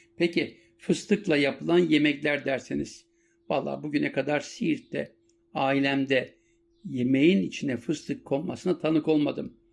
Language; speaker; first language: Turkish; native; Turkish